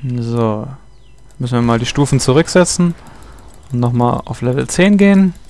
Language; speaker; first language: German; native; German